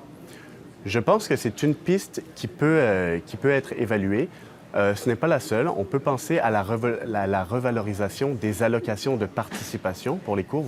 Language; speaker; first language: French; native; French